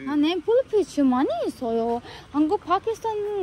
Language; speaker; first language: Korean; non-native, learner; Urdu